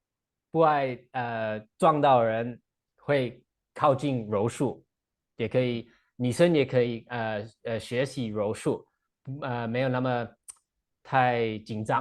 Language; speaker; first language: Chinese; non-native, fluent; English